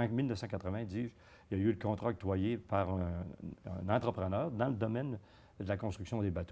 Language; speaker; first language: French; native; French